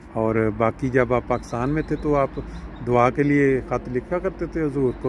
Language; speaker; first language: Urdu; non-native, local second language; Punjabi